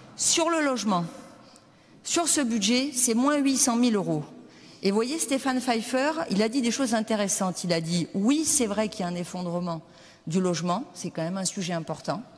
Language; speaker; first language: French; native; French